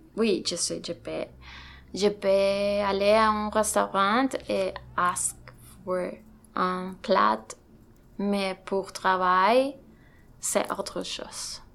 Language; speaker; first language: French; non-native, learner; Spanish